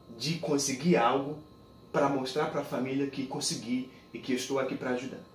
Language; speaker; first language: Portuguese; non-native, fluent; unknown